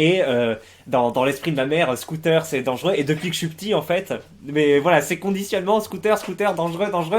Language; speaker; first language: French; native; French